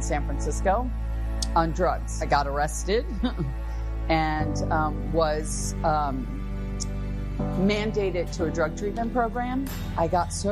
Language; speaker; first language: English; native; English